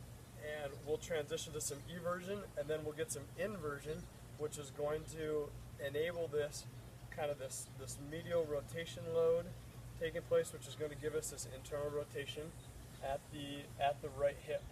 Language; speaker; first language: English; native; English